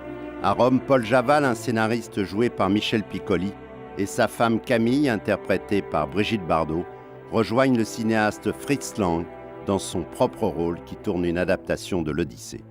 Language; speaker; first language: French; native; French